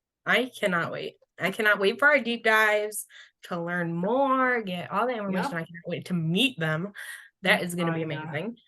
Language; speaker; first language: English; native; English